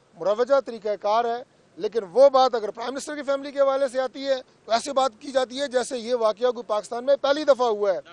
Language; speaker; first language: Urdu; non-native, local second language; Punjabi